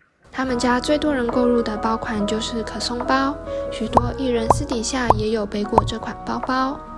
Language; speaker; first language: Chinese; native; Chinese